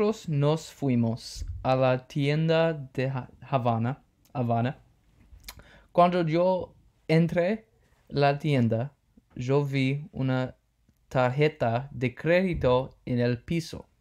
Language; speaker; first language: Spanish; non-native, learner; English